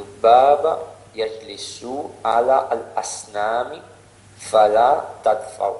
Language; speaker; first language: Arabic; non-native, learner; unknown